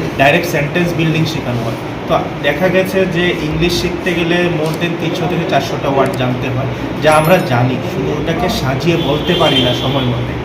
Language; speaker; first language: Bangla; native; Bangla